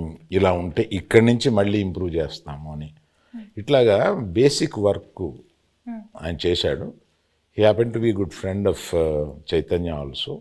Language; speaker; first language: Telugu; native; Telugu